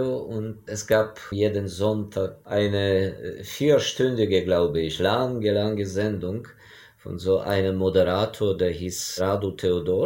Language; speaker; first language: German; non-native, fluent; Ukrainian